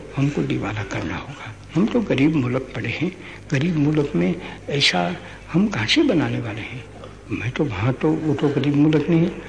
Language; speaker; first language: Hindi; non-native, local second language; Gujarati